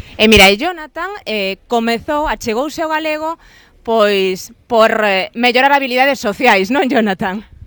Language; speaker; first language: Galician; non-native, local second language; Spanish